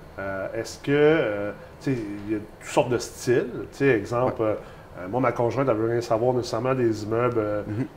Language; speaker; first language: French; native; French